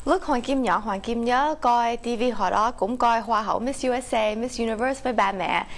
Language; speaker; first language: Vietnamese; early bilingual, heritage; Vietnamese